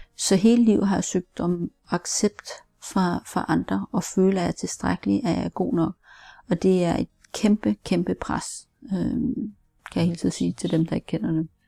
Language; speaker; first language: Danish; native; Danish